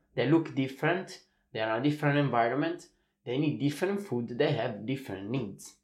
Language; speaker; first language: English; non-native, fluent; Italian